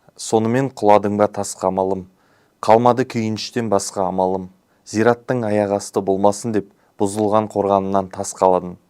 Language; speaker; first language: Kazakh; non-native, local second language; Uyghur